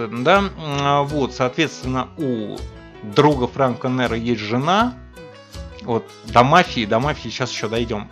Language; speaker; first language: Russian; native; Russian